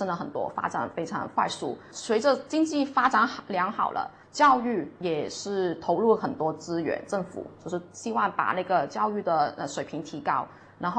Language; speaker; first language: Chinese; non-native, local second language; Cantonese